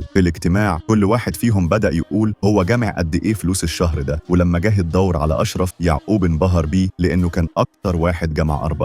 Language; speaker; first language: Arabic; native; Arabic